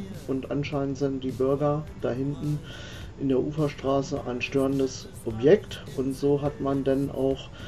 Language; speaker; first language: German; native; German